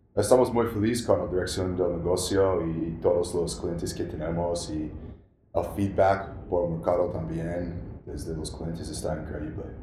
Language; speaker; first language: Spanish; non-native, learner; English